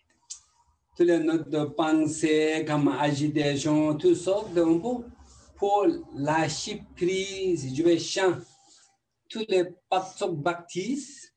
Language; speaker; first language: French; non-native, learner; Tibetan